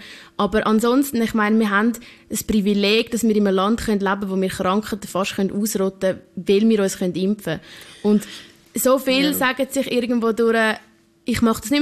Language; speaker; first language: German; native; German